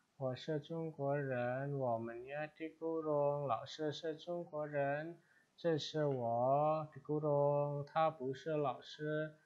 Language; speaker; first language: Chinese; non-native, fluent; Indonesian